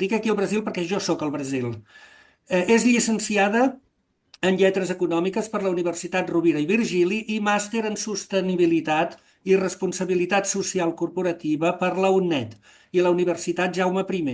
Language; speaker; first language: Catalan; native; Catalan